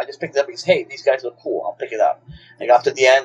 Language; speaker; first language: English; non-native, local second language; Filipino